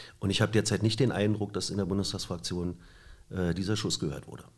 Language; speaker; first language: German; native; German